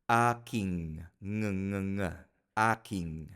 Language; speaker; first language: Filipino; non-native, fluent; Spanish